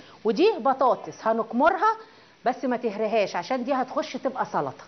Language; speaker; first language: Arabic; native; Arabic